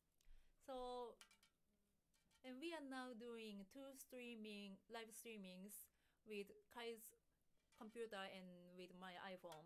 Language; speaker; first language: English; non-native, fluent; Japanese